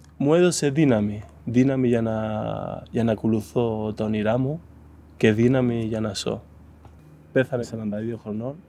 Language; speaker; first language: Greek; non-native, fluent; Spanish